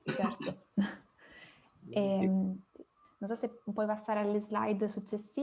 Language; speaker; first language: Italian; native; Italian